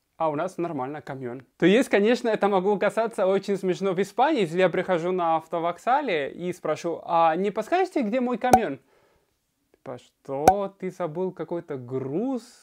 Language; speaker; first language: Russian; non-native, fluent; Spanish